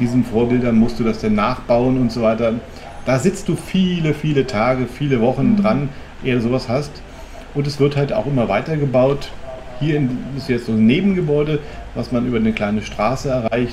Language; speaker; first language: German; native; German